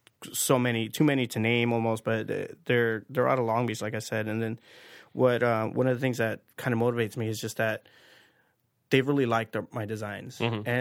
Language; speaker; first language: English; native; English